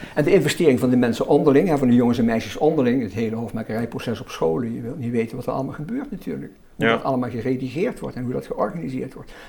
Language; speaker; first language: Dutch; native; Dutch